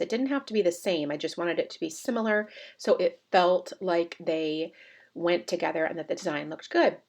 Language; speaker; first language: English; native; English